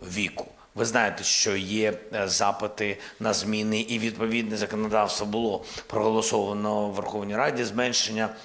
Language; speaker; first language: Ukrainian; non-native, local second language; Russian